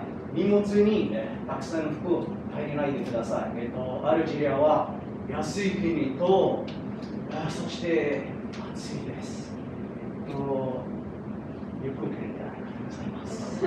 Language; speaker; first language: Japanese; non-native, learner; Arabic